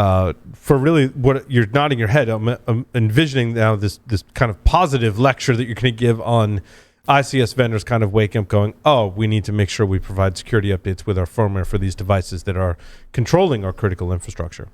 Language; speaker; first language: English; native; English